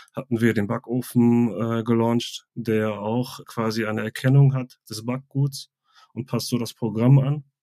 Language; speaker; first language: German; native; German